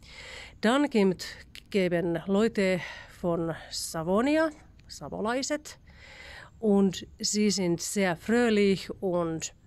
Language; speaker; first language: German; non-native, learner; Finnish